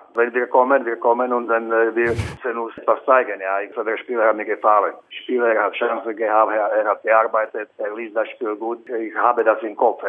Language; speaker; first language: German; non-native, fluent; Slovak